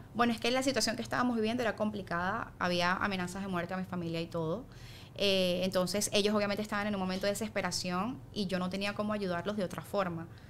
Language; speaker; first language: Spanish; native; Spanish